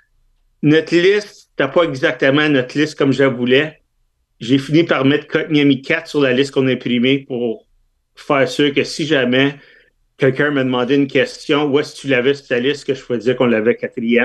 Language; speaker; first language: French; native; French